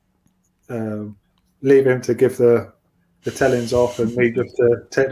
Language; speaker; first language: English; native; English